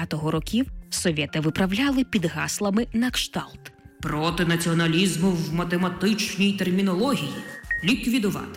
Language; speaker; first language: Ukrainian; native; Ukrainian